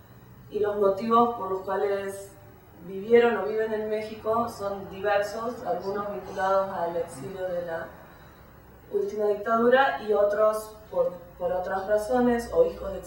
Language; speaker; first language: Spanish; native; Spanish